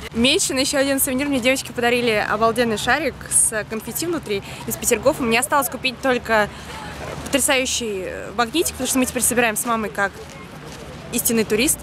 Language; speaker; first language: Russian; native; Russian